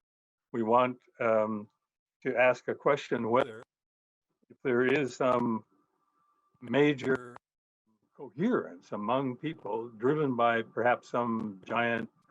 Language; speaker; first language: English; native; English